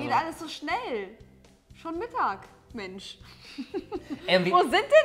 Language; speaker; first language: German; native; German